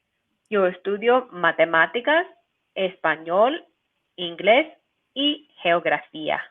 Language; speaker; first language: Spanish; non-native, fluent; English